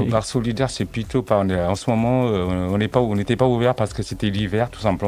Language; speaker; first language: French; native; French